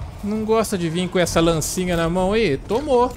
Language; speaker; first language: Portuguese; native; Portuguese